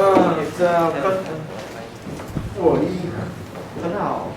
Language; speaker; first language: Chinese; non-native, learner; Vietnamese